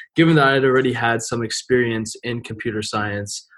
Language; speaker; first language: English; native; English